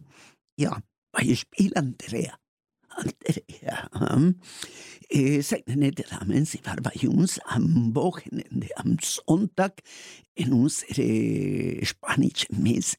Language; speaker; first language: German; non-native, learner; Spanish